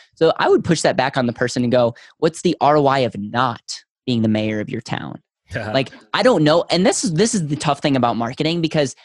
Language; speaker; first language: English; native; English